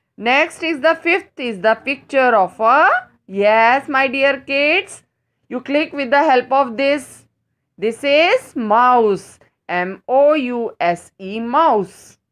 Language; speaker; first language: English; non-native, local second language; Hindi